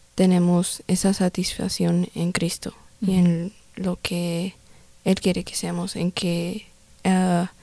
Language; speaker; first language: Spanish; early bilingual, heritage; Spanish